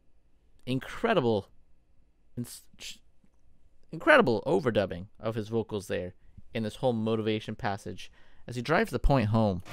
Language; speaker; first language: English; native; English